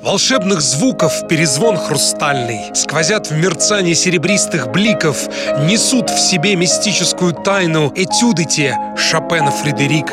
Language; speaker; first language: Russian; native; Russian